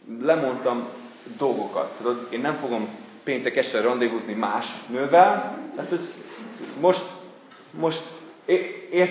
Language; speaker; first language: Hungarian; non-native, fluent; English